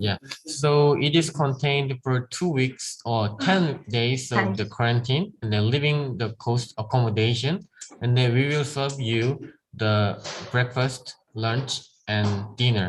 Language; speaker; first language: English; non-native, learner; Korean